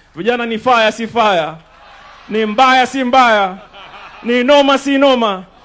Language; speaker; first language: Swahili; native; Swahili